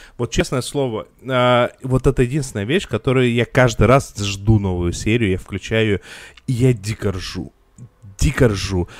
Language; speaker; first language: Russian; native; Russian